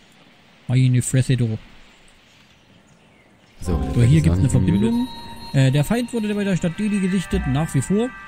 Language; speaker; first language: German; native; German